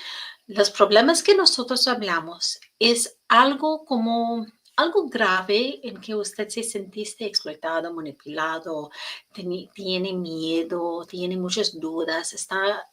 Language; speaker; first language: Spanish; non-native, learner; English